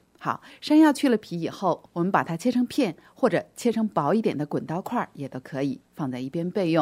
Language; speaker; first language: Chinese; native; Chinese